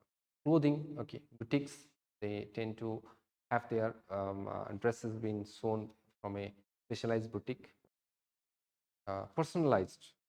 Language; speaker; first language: English; non-native, local second language; Odia